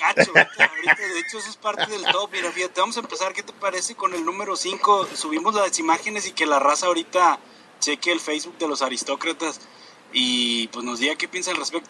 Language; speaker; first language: Spanish; native; Spanish